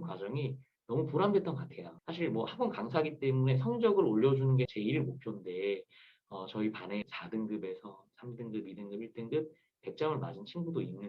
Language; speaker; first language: Korean; native; Korean